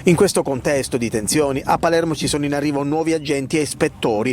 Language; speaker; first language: Italian; native; Italian